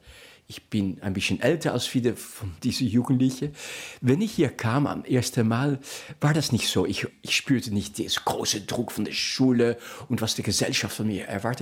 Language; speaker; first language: German; non-native, fluent; Dutch